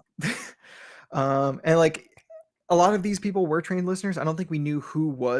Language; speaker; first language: English; native; English